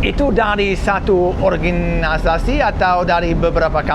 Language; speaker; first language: Indonesian; non-native, fluent; English